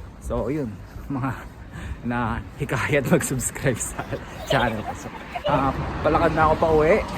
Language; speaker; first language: Filipino; non-native, local second language; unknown